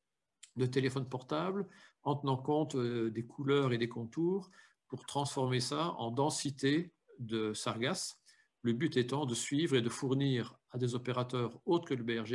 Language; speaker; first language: French; native; French